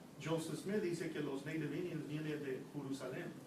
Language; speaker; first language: Spanish; non-native, learner; English